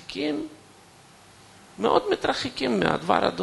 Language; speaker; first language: Hebrew; non-native, fluent; Russian